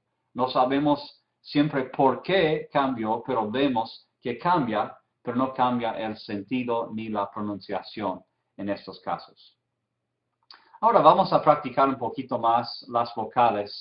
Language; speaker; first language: Spanish; non-native, fluent; English